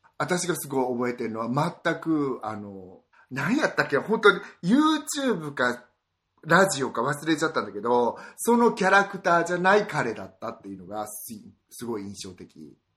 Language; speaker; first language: Japanese; native; Japanese